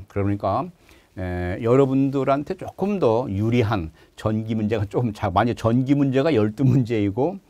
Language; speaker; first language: Korean; native; Korean